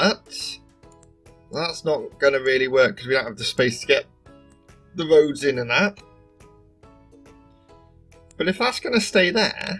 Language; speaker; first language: English; native; English